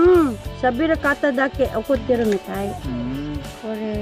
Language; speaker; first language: Japanese; non-native, learner; Filipino